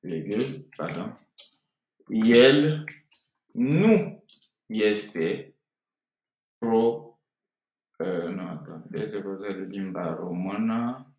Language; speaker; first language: Romanian; non-native, fluent; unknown